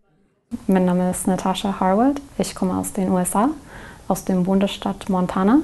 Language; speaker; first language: German; non-native, learner; English